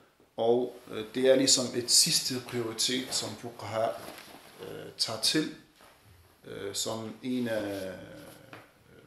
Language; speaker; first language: Danish; early bilingual, other home language; Arabic